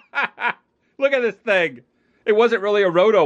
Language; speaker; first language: English; native; English